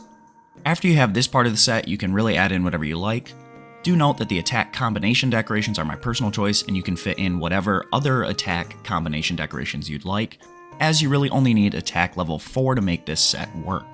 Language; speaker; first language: English; native; English